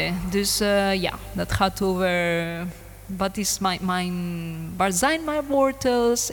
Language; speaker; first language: Dutch; non-native, learner; English